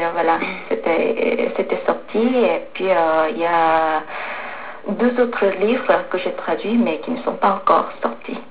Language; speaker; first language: French; non-native, fluent; Korean